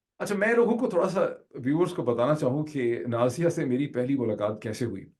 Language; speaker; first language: Urdu; native; Urdu